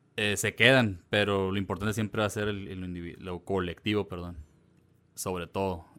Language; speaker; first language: Spanish; early bilingual, heritage; Spanish